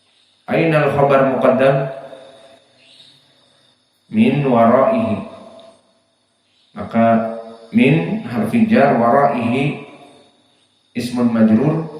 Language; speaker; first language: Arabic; non-native, fluent; Indonesian